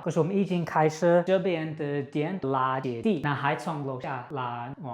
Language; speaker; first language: Chinese; non-native, fluent; English